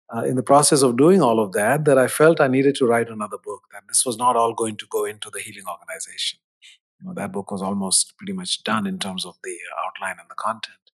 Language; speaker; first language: English; non-native, local second language; Hindi